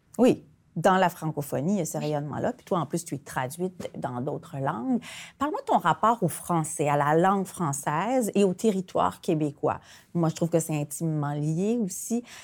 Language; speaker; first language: French; native; French